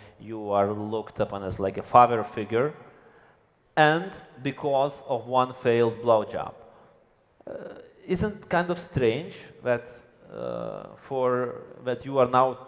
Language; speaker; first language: English; non-native, fluent; Lithuanian